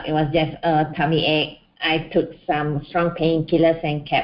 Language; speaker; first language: English; non-native, local second language; Malay